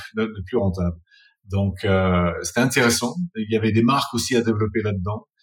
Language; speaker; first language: French; non-native, fluent; English